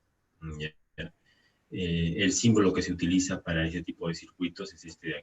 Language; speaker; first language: Spanish; native; Spanish